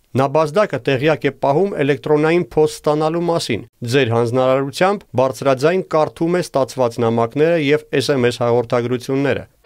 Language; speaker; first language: Armenian; native; Armenian